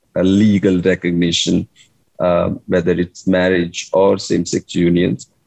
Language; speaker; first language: English; non-native, local second language; Hindi